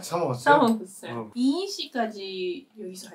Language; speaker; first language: Korean; non-native, learner; Japanese